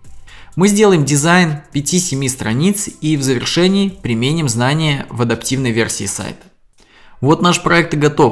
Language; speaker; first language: Russian; native; Russian